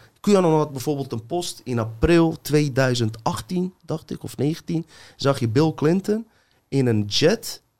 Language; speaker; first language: Dutch; early bilingual, other home language; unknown